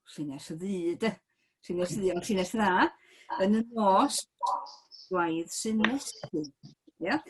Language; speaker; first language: Welsh; native; Welsh